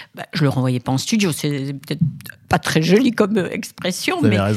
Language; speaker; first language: French; native; French